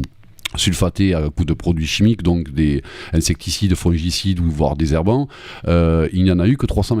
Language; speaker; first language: French; native; French